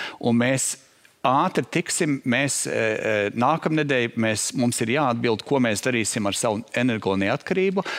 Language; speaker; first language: Latvian; native; Latvian